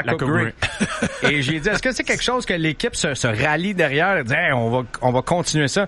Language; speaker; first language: French; native; French